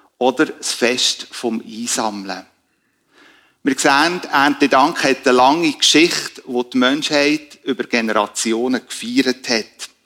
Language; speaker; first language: German; native; German